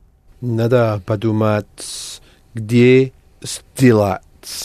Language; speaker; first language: Russian; non-native, learner; English